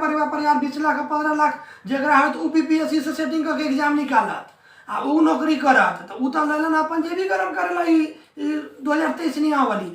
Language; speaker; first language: Hindi; native; Hindi